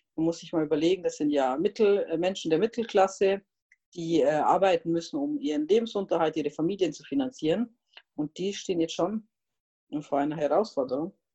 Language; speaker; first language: German; non-native, fluent; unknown